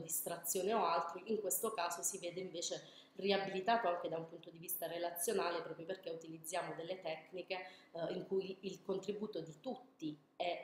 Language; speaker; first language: Italian; native; Italian